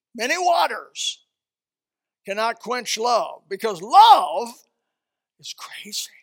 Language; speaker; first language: English; early bilingual, other home language; Swedish